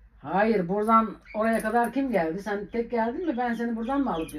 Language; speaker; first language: Turkish; native; Turkish